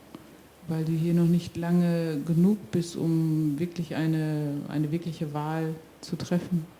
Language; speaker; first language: German; native; German